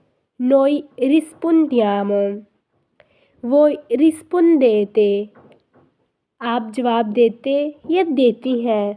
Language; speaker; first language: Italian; non-native, fluent; Urdu